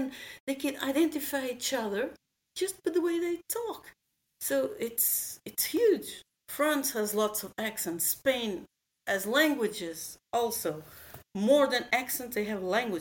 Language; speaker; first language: English; non-native, fluent; Portuguese